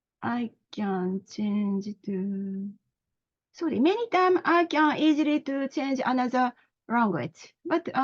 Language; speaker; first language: English; non-native, learner; Japanese